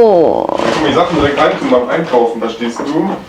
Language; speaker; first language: German; native; German